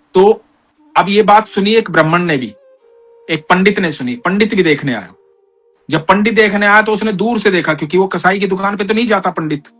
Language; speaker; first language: Hindi; native; Hindi